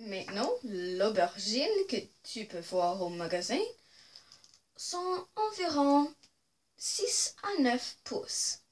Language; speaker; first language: French; non-native, local second language; English